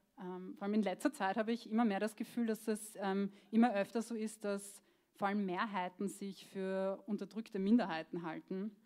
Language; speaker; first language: German; early bilingual, other home language; Croatian